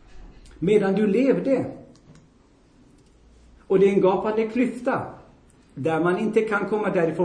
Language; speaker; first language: Swedish; non-native, fluent; Armenian